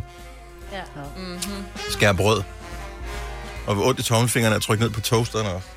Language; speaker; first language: Danish; native; Danish